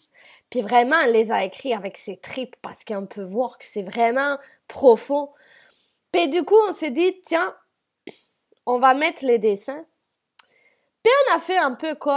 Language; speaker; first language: French; native; French